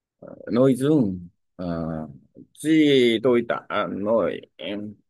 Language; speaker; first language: Vietnamese; non-native, learner; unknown